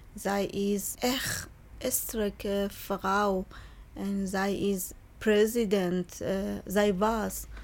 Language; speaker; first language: Dutch; non-native, learner; Persian